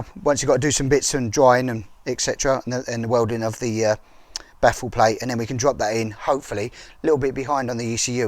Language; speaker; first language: English; native; English